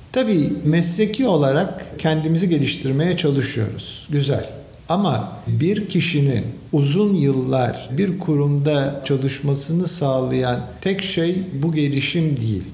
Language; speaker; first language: Turkish; native; Turkish